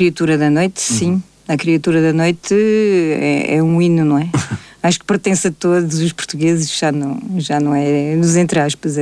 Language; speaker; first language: Portuguese; native; Portuguese